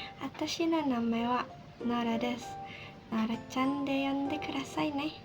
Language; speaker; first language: Japanese; non-native, learner; Indonesian